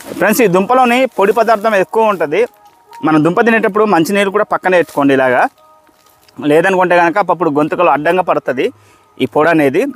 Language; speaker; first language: Telugu; non-native, local second language; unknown